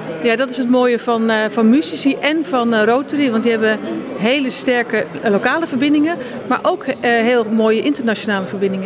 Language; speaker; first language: Dutch; native; Dutch